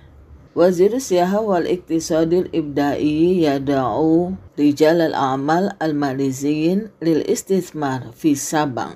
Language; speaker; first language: Arabic; non-native, fluent; Indonesian